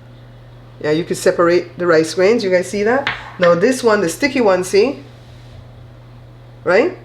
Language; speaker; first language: English; native; English